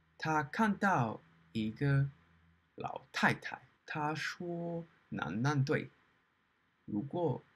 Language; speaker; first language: Chinese; non-native, fluent; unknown